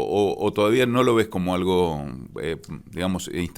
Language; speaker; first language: Spanish; native; Spanish